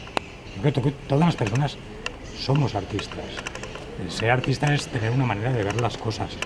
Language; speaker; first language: Spanish; native; Spanish